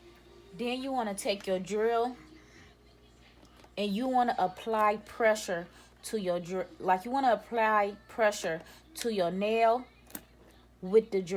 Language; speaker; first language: English; native; English